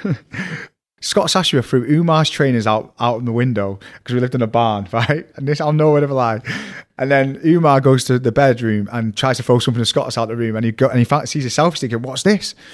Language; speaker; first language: English; native; English